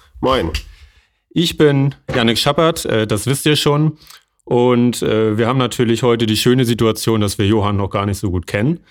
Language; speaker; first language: German; non-native, fluent; Danish